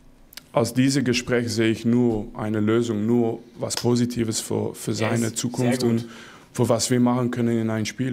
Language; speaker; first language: German; non-native, fluent; Dutch